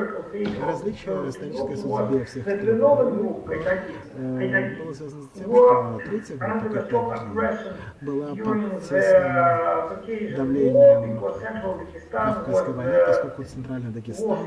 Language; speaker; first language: Russian; non-native, local second language; Azerbaijani